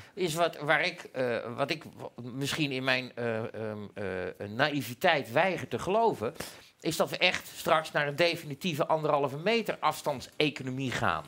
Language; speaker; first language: Dutch; native; Dutch